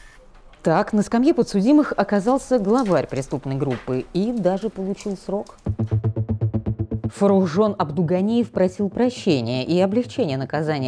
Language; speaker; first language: Russian; native; Russian